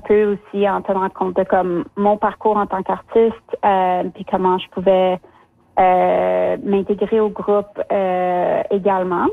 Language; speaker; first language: French; early bilingual, other home language; Spanish